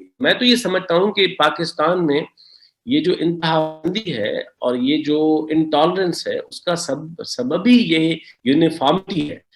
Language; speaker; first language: Urdu; non-native, local second language; Sindhi